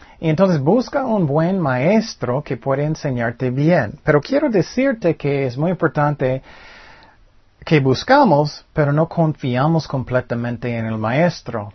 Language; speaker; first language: Spanish; non-native, fluent; English